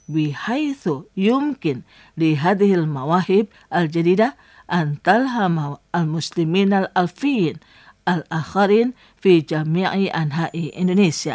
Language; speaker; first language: Arabic; non-native, fluent; Indonesian